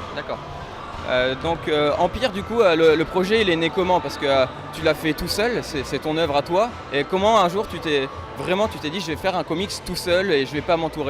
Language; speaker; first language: French; native; French